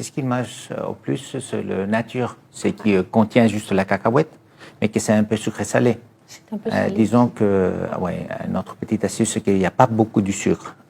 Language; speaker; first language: French; non-native, fluent; Greek